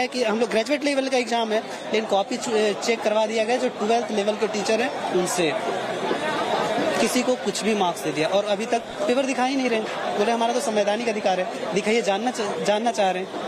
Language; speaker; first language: Hindi; non-native, local second language; Magahi